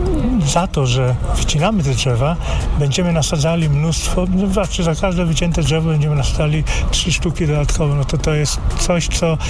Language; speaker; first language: Polish; native; Polish